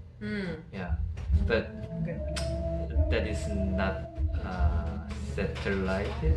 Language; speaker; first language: English; non-native, learner; Korean